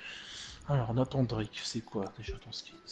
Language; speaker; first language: French; native; French